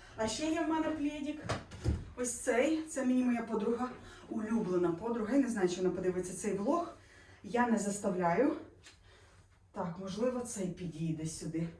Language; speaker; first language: Ukrainian; non-native, local second language; Russian